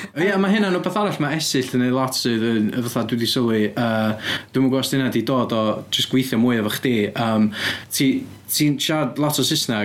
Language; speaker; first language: Welsh; native; Welsh